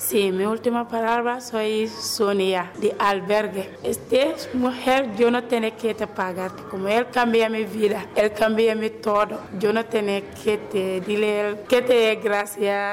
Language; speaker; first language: Spanish; non-native, learner; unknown